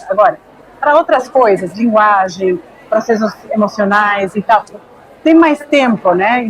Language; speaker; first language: Portuguese; non-native, fluent; Spanish